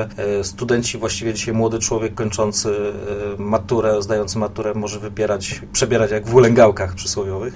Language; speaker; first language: Polish; native; Polish